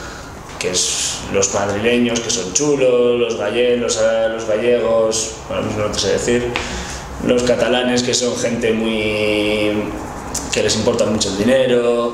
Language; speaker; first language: Spanish; non-native, local second language; Basque